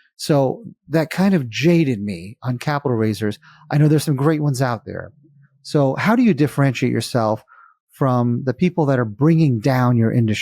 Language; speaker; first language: English; native; English